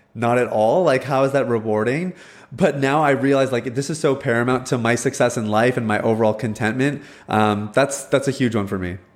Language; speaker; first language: English; early bilingual, other home language; Hindi